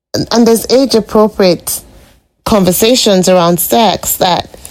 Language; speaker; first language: English; non-native, local second language; Igbo